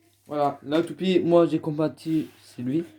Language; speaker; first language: French; native; French